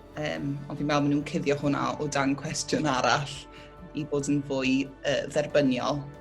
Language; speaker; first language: Welsh; native; Welsh